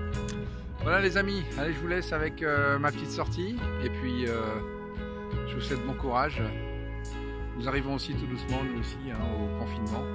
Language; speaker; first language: French; native; French